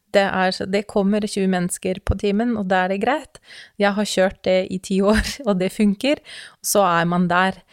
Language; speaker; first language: Norwegian; non-native, fluent; Russian